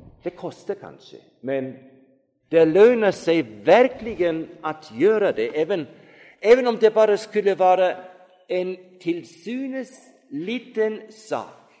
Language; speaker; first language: Swedish; non-native, fluent; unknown